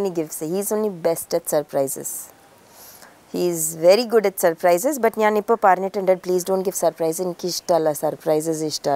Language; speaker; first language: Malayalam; early bilingual, heritage; Malayalam